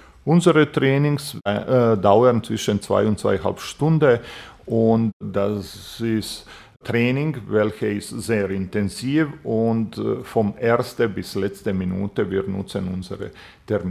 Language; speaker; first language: German; non-native, fluent; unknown